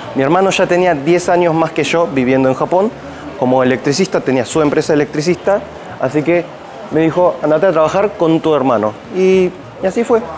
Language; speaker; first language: Spanish; native; Spanish